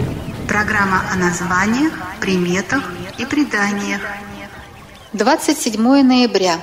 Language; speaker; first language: Russian; native; Russian